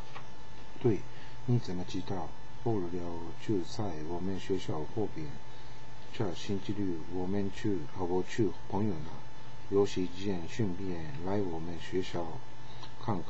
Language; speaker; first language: Chinese; non-native, learner; Japanese